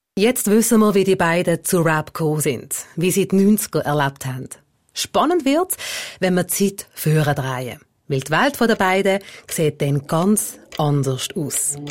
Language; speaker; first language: German; native; German